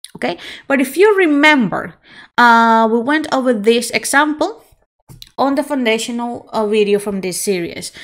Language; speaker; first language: English; non-native, fluent; Spanish